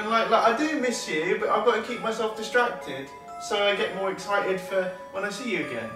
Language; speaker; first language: English; native; English